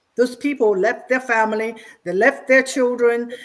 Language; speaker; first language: English; non-native, fluent; Chinese